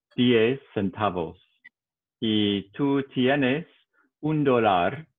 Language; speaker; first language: Spanish; non-native, learner; English